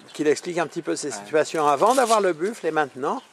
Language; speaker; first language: French; native; French